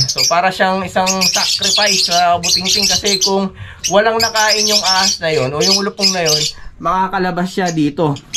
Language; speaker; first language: Filipino; non-native, local second language; Pampanga